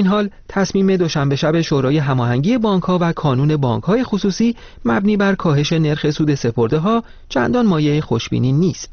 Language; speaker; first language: Persian; native; Persian